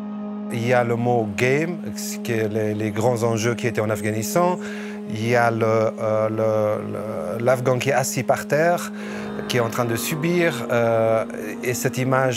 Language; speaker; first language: French; early bilingual, other home language; Persian